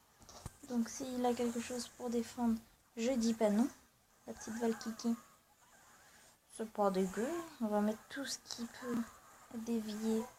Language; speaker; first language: French; native; French